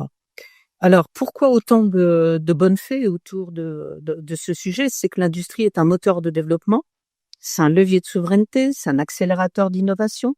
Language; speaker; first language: French; native; French